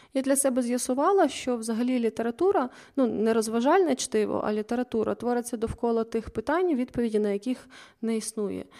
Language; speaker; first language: Ukrainian; native; Ukrainian